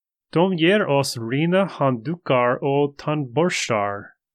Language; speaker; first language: Swedish; non-native, learner; English